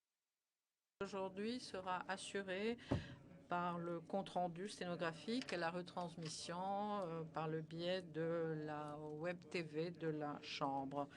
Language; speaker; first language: French; non-native, fluent; Italian